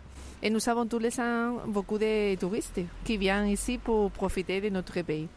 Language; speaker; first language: French; non-native, fluent; Spanish